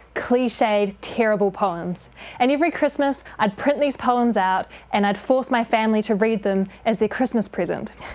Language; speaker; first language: English; native; English